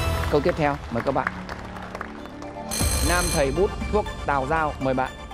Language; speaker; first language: Vietnamese; native; Vietnamese